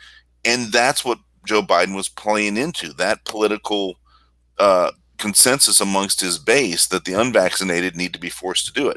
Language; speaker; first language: English; native; English